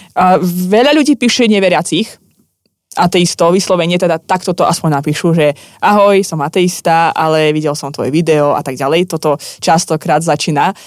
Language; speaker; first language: Slovak; non-native, fluent; Russian